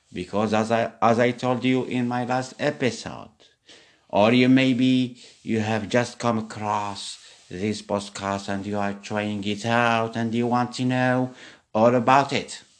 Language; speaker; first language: English; non-native, fluent; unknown